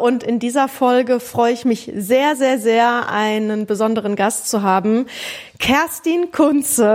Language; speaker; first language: German; native; German